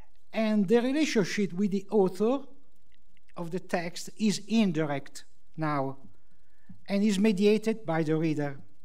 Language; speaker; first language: English; non-native, fluent; Italian